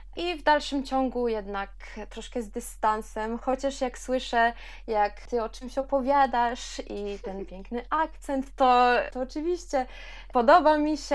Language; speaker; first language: Polish; early bilingual, heritage; Polish